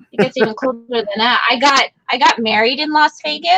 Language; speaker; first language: English; native; English